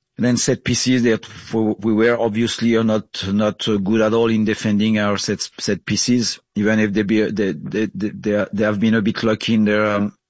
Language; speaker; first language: English; non-native, fluent; French